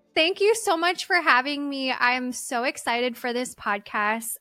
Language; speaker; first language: English; early bilingual, other home language; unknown